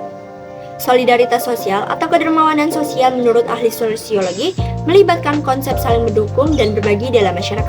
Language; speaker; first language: Indonesian; native; Indonesian